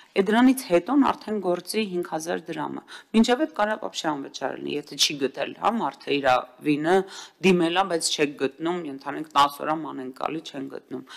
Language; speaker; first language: Armenian; native; Armenian